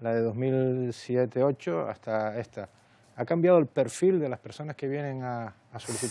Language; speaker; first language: Spanish; native; Spanish